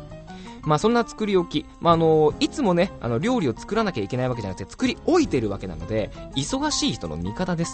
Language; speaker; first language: Japanese; native; Japanese